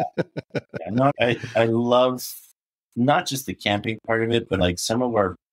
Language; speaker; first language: English; native; English